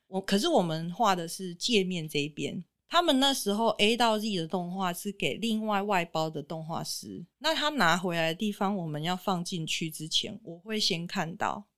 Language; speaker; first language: Chinese; native; Chinese